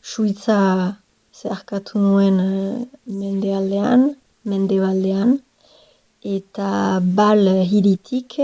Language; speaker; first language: Basque; non-native, local second language; French